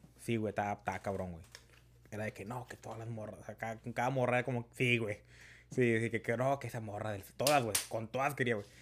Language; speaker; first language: Spanish; early bilingual, heritage; Spanish